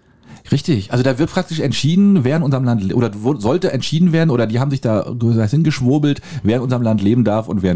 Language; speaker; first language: German; native; German